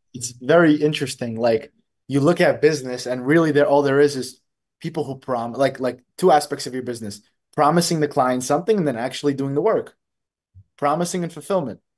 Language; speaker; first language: English; early bilingual, other home language; Russian